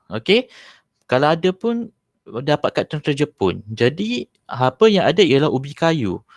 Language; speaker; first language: Malay; native; Malay